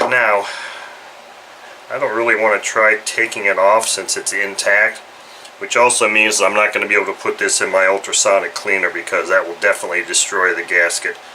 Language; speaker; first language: English; native; English